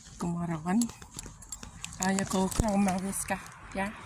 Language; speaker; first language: Swedish; non-native, learner; Thai